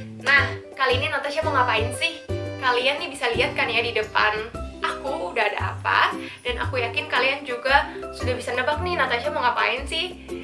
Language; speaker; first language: Indonesian; native; Indonesian